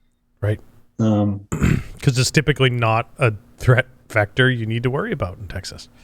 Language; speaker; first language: English; native; English